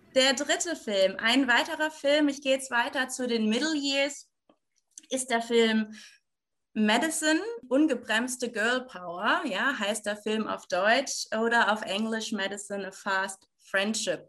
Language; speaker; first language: German; native; German